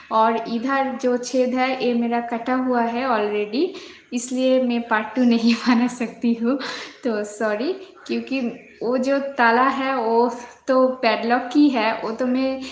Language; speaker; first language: Hindi; non-native, local second language; Bangla